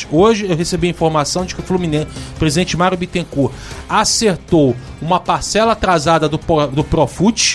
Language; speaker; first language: Portuguese; native; Portuguese